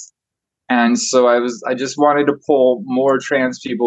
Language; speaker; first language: English; native; English